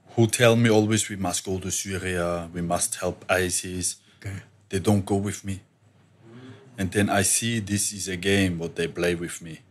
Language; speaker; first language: English; non-native, learner; German